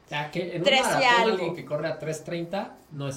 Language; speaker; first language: Spanish; native; Spanish